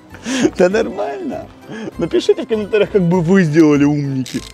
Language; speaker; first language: Russian; native; Russian